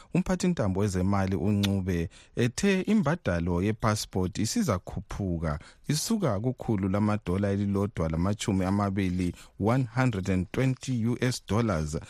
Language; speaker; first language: Zulu; native; Zulu